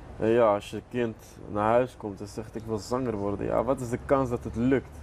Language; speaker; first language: Dutch; early bilingual, other home language; Arabic